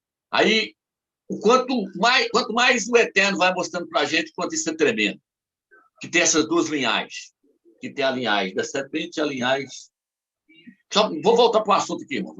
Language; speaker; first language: Portuguese; native; Portuguese